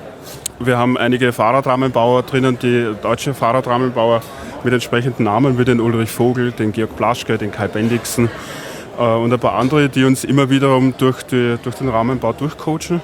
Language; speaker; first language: German; native; German